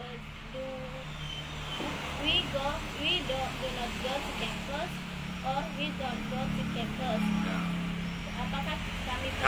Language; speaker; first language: English; non-native, learner; Indonesian